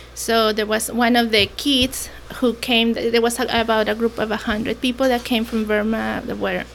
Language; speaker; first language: English; non-native, fluent; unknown